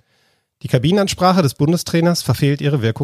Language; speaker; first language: German; native; German